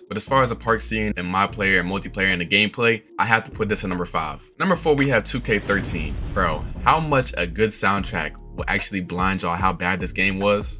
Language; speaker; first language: English; native; English